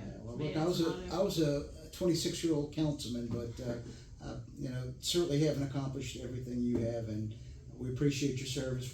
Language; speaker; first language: English; native; English